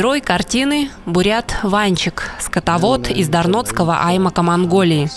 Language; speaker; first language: Russian; native; Russian